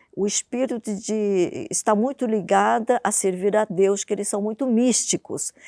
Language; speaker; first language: Portuguese; early bilingual, other home language; Japanese